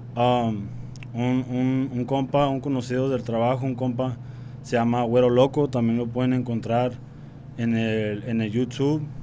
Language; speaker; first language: Spanish; early bilingual, heritage; Spanish